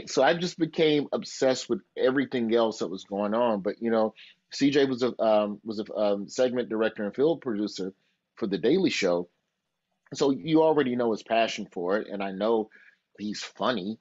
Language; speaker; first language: English; native; English